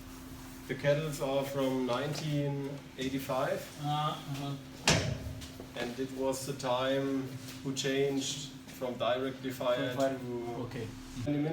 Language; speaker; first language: English; non-native, learner; German